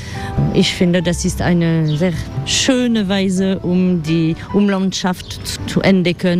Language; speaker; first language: German; non-native, fluent; French